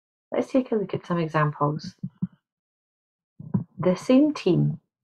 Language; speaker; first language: English; native; English